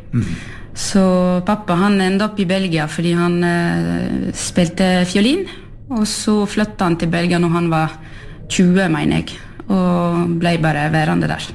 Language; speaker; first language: Norwegian; non-native, fluent; French